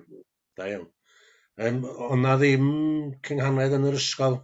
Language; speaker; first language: Welsh; native; Welsh